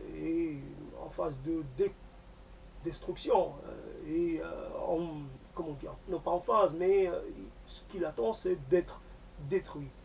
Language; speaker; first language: French; native; French